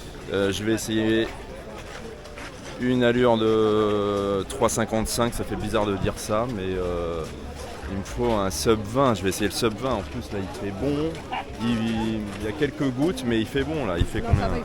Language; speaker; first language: French; native; French